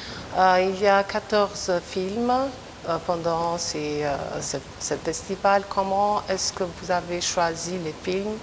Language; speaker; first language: French; non-native, fluent; Albanian